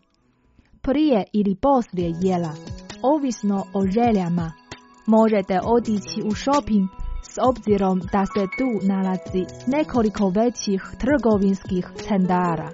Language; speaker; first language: Croatian; native; Croatian